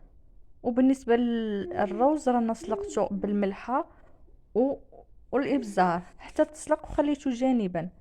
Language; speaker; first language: Arabic; native; Arabic